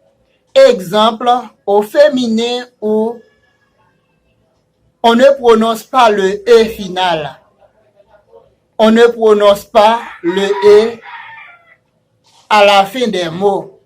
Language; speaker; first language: French; non-native, fluent; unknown